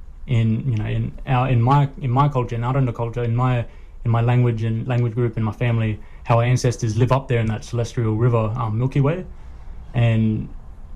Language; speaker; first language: English; native; English